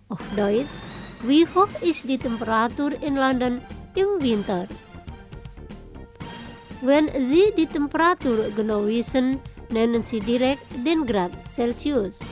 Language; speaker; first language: German; non-native, fluent; Indonesian